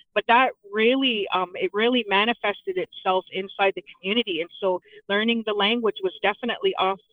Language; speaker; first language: English; native; English